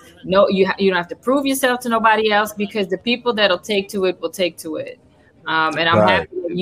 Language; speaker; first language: English; non-native, fluent; Dutch